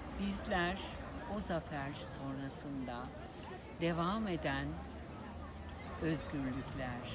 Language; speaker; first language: Turkish; native; Turkish